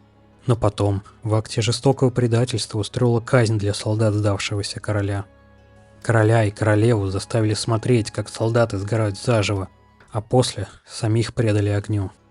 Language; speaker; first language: Russian; native; Russian